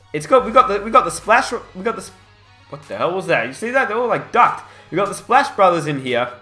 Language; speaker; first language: English; native; English